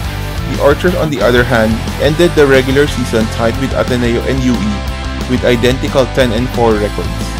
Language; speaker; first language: English; non-native, local second language; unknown